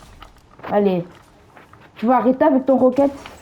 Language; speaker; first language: French; native; French